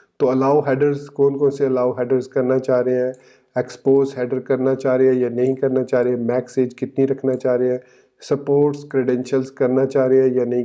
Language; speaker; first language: Urdu; native; Urdu